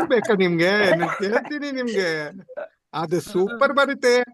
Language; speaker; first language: Kannada; non-native, learner; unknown